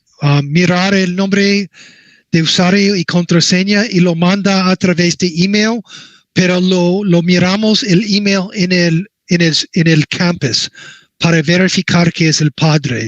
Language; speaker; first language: Spanish; non-native, learner; English